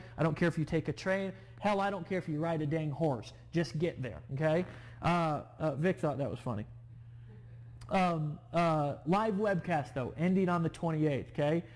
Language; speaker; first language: English; native; English